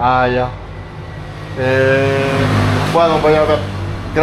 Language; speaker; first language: Spanish; non-native, fluent; French